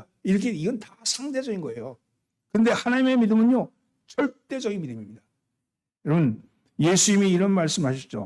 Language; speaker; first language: Korean; native; Korean